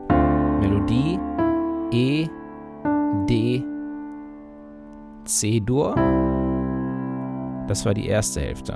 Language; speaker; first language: German; native; German